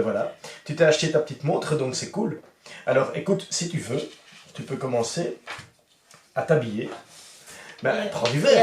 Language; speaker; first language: French; native; French